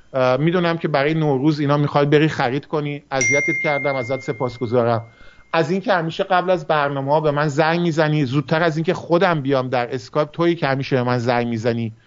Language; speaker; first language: Persian; early bilingual, heritage; Persian